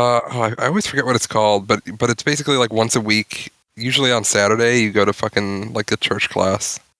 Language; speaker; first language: English; native; English